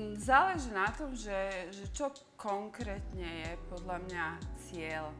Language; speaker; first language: Slovak; early bilingual, other home language; Serbian